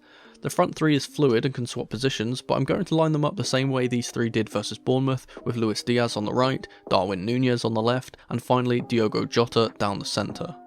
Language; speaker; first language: English; native; English